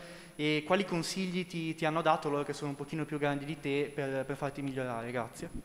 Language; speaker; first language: Italian; native; Italian